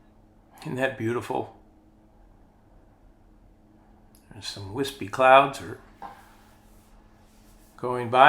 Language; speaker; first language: English; native; English